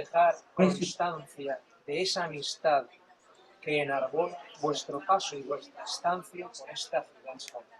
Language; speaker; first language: Spanish; native; Spanish